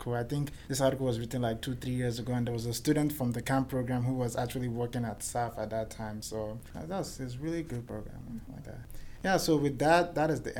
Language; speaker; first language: English; non-native, local second language; Igbo